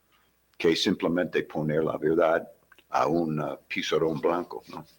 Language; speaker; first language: Spanish; non-native, fluent; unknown